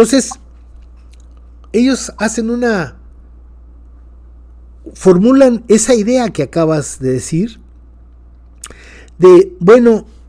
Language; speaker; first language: Spanish; native; Spanish